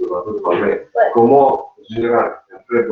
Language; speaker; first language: French; non-native, learner; Russian